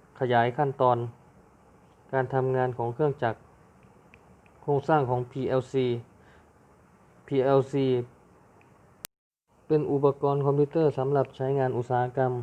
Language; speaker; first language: Thai; native; Thai